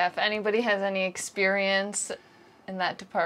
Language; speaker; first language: English; native; English